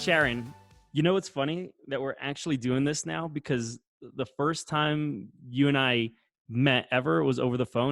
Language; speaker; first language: English; native; English